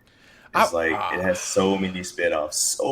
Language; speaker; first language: English; native; English